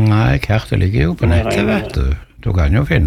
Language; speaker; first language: Norwegian; native; Norwegian